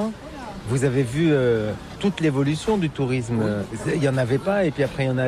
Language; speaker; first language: French; native; French